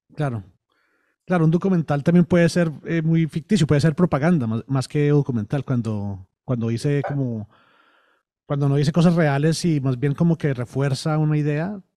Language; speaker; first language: Spanish; native; Spanish